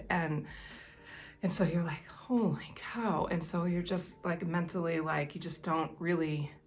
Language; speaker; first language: English; native; English